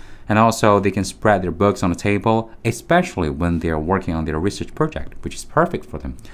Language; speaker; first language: English; non-native, fluent; Chinese